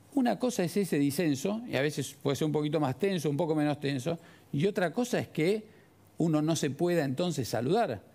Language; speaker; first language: Spanish; native; Spanish